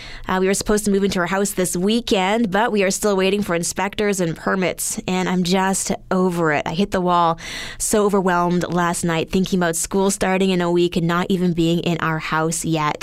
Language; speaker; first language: English; native; English